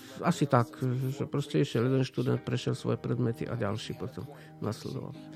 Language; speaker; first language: Slovak; native; Slovak